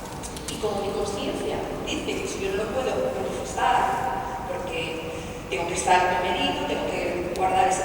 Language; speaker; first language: Spanish; native; Spanish